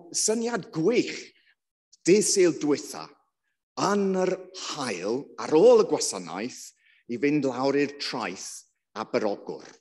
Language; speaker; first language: Welsh; non-native, local second language; English